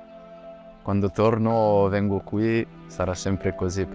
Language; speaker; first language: Italian; non-native, fluent; French